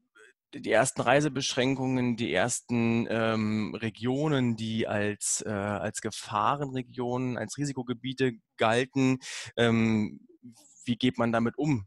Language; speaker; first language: German; native; German